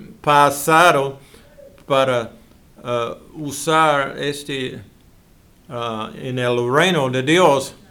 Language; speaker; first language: Spanish; non-native, learner; English